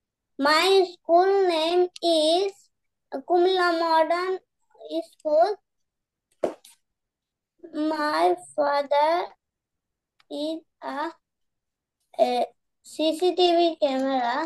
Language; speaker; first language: English; non-native, learner; Bangla